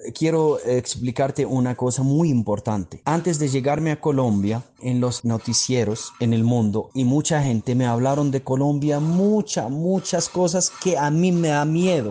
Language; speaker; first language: Spanish; non-native, fluent; Arabic